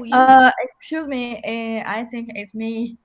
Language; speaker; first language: English; non-native, fluent; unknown